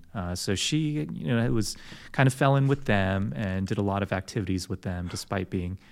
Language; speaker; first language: English; native; English